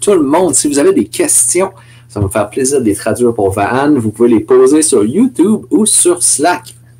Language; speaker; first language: French; native; French